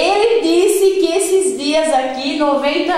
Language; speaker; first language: Portuguese; native; Portuguese